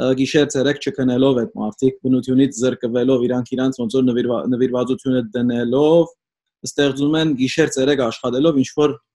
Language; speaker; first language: Armenian; early bilingual, heritage; Armenian